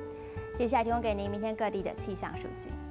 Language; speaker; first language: Chinese; native; Chinese